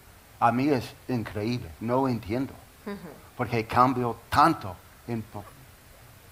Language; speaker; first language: Spanish; non-native, learner; English